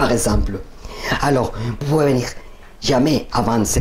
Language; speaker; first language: French; non-native, learner; Spanish